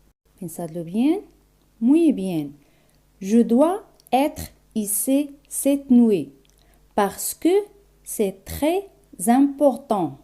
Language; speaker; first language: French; non-native, fluent; Spanish